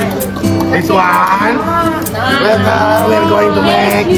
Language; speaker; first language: English; non-native, fluent; Indonesian